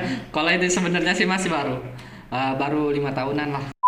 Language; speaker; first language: Indonesian; native; Indonesian